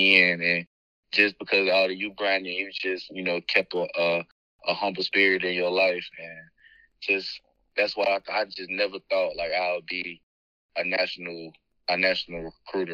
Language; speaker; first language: English; native; English